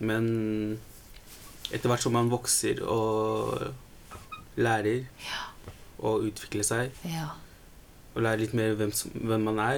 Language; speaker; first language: Norwegian; early bilingual, other home language; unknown